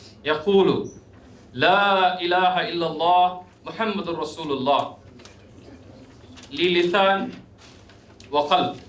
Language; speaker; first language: Arabic; non-native, learner; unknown